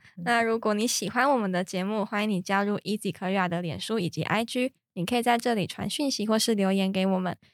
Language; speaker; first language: Chinese; native; Chinese